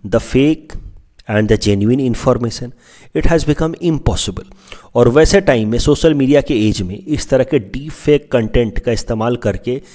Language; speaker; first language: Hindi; non-native, local second language; Assamese